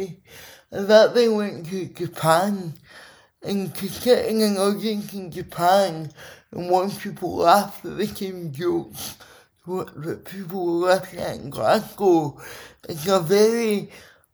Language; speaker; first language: English; native; English